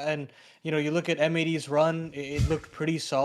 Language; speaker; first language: English; native; English